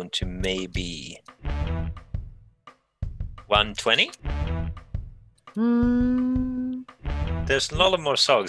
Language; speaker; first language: English; non-native, fluent; Swedish